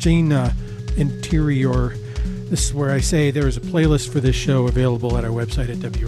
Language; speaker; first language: English; native; English